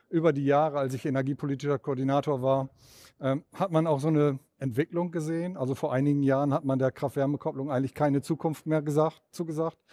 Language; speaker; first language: German; native; German